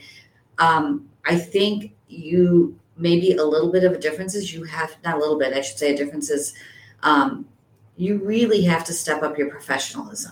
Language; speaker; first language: English; native; English